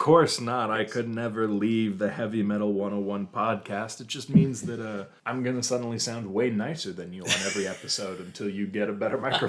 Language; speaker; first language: English; native; English